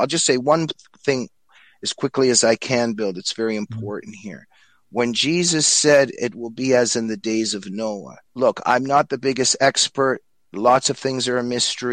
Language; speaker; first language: English; native; English